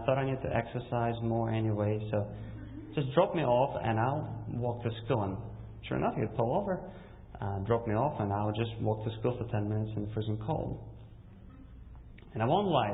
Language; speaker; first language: English; non-native, fluent; Russian